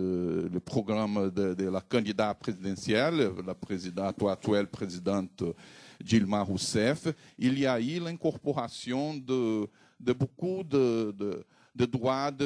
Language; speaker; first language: French; non-native, fluent; Portuguese